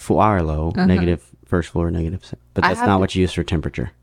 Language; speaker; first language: English; native; English